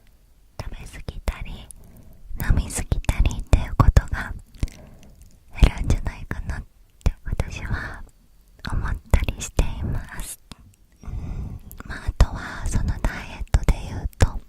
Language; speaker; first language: Japanese; native; Japanese